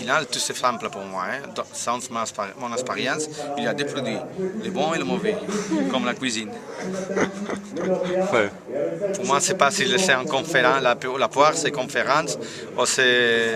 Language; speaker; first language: French; non-native, learner; Spanish